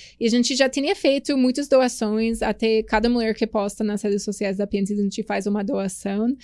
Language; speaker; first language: Portuguese; non-native, fluent; English